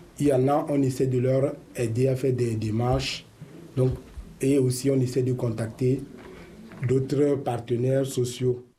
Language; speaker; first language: French; native; French